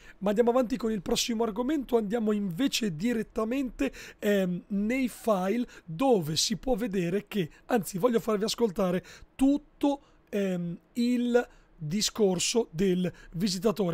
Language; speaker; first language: Italian; native; Italian